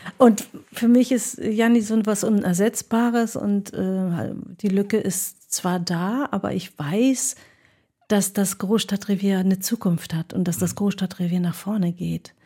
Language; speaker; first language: German; early bilingual, other home language; Greek